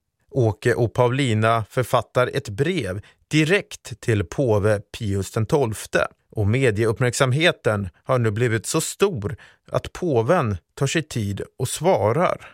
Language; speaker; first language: Swedish; native; Swedish